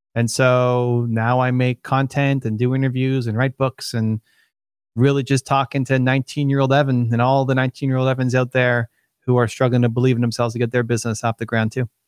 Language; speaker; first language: English; native; English